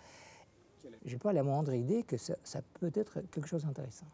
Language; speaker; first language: French; non-native, fluent; Russian